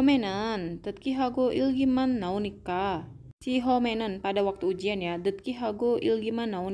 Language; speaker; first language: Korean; non-native, fluent; Indonesian